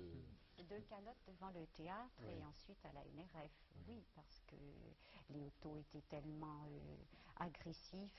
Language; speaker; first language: French; native; French